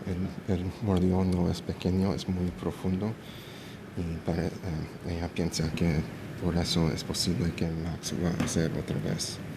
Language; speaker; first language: Spanish; early bilingual, heritage; English